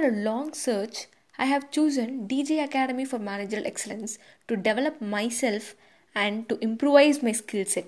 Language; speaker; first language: English; non-native, local second language; Tamil